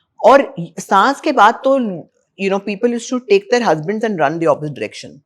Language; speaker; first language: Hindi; non-native, local second language; Punjabi